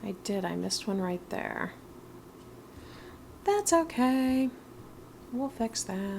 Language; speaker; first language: English; native; English